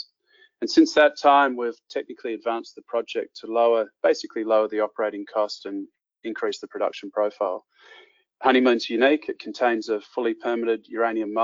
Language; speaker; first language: English; native; English